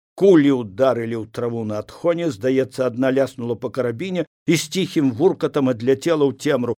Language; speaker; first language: Belarusian; native; Belarusian